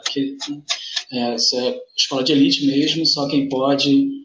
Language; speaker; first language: Portuguese; native; Portuguese